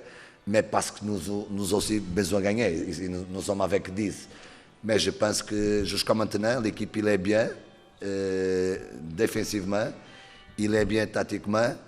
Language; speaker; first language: French; non-native, learner; Portuguese